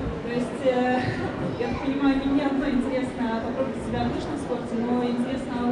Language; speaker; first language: Russian; native; Russian